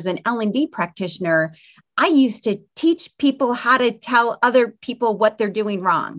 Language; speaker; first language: English; native; English